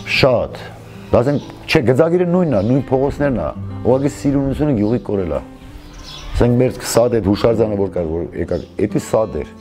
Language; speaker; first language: Armenian; non-native, local second language; Kurdish